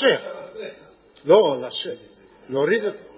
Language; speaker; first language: Hebrew; non-native, fluent; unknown